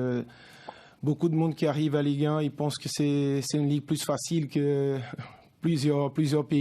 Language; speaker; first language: French; non-native, fluent; Portuguese